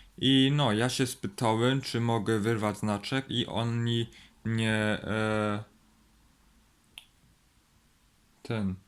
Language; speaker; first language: Polish; early bilingual, heritage; Polish